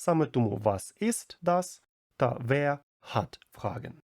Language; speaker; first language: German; non-native, fluent; Ukrainian